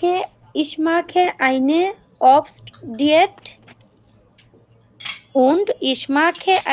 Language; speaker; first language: German; non-native, learner; Bangla